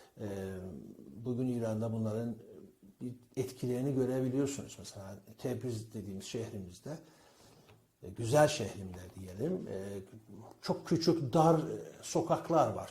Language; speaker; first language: Turkish; non-native, fluent; Azerbaijani